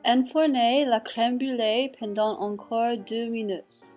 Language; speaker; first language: French; non-native, learner; English